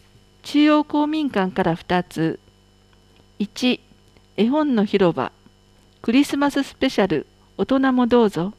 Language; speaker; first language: Japanese; native; Japanese